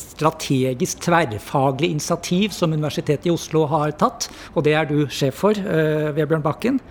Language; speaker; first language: Norwegian; native; Norwegian